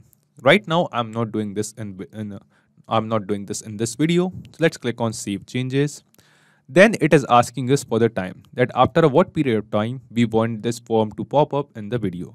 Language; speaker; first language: English; non-native, local second language; Hindi